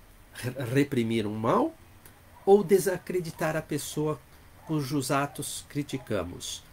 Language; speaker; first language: Portuguese; native; Portuguese